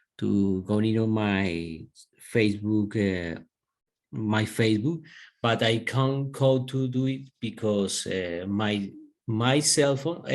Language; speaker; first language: English; non-native, learner; Spanish